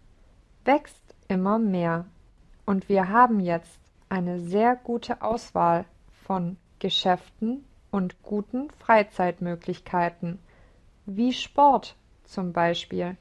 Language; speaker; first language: German; non-native, learner; English